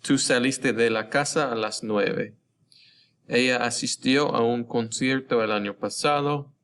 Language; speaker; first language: Spanish; non-native, fluent; English